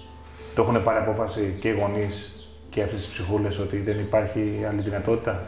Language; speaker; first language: Greek; native; Greek